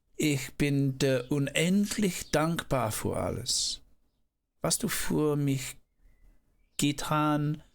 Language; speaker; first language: German; non-native, learner; English